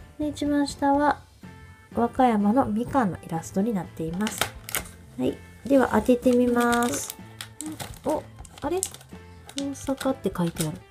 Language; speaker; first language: Japanese; native; Japanese